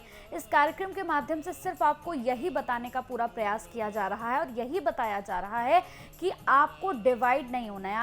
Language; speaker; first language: Hindi; native; Hindi